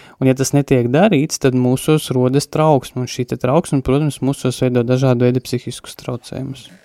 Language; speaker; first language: Latvian; native; Latvian